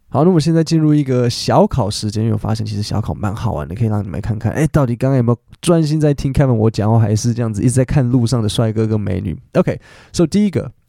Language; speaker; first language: Chinese; native; Chinese